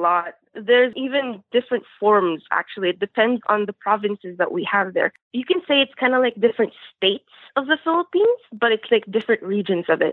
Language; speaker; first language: English; non-native, local second language; Filipino